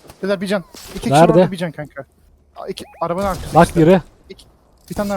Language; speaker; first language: Turkish; native; Turkish